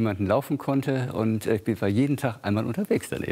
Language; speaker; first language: German; native; German